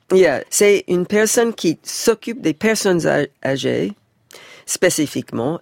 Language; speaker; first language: French; non-native, fluent; English